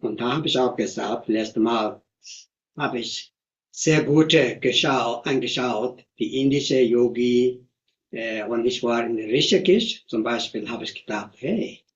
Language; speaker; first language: German; non-native, fluent; Tibetan